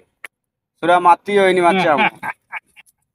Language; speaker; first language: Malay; non-native, learner; Bangla